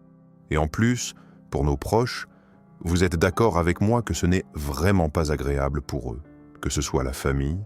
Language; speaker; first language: French; native; French